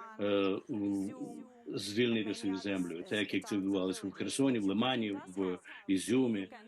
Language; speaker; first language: Ukrainian; native; Ukrainian